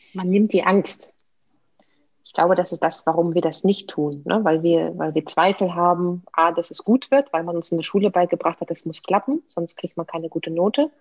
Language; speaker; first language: German; non-native, fluent; Russian